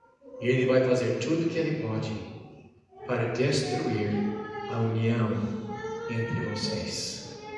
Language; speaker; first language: Portuguese; non-native, fluent; English